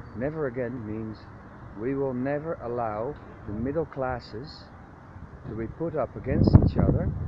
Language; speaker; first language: English; non-native, fluent; Dutch